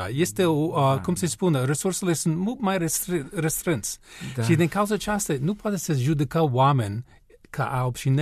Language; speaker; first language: Romanian; non-native, learner; English